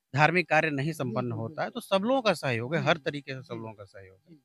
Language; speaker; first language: Hindi; native; Hindi